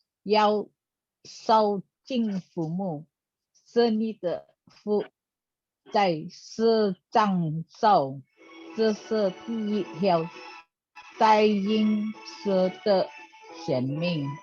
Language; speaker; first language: Chinese; non-native, learner; Indonesian